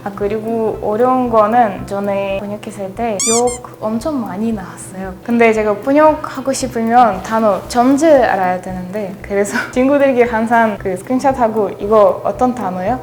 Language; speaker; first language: Korean; non-native, learner; Russian